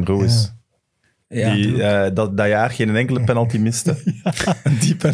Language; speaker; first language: Dutch; native; Dutch